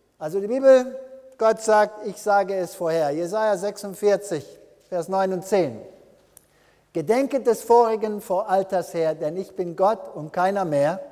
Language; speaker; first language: German; early bilingual, heritage; German